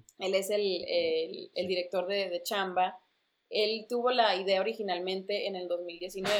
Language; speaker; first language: Spanish; early bilingual, other home language; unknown